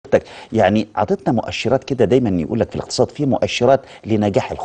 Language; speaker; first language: Arabic; native; Arabic